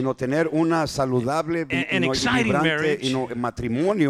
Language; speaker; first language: Spanish; early bilingual, heritage; English